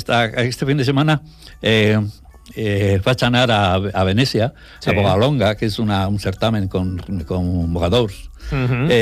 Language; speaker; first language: Catalan; non-native, local second language; Spanish